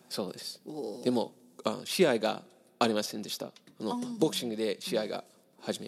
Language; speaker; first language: Japanese; non-native, learner; English